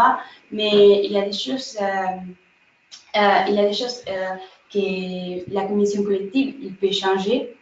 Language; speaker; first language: French; non-native, fluent; Spanish